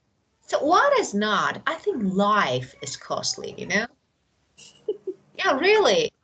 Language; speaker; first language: English; non-native, fluent; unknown